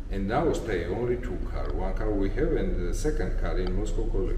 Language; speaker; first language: English; non-native, learner; Georgian